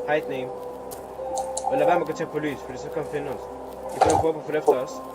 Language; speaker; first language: Danish; native; Danish